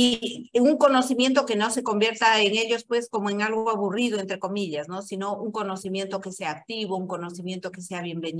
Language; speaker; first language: Spanish; native; Spanish